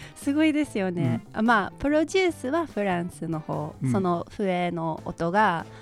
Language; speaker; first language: Japanese; non-native, fluent; English